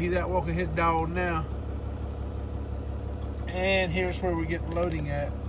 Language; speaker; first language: English; native; English